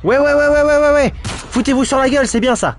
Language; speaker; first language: French; native; French